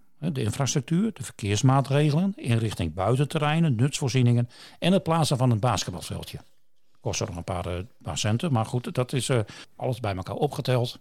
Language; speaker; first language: Dutch; native; Dutch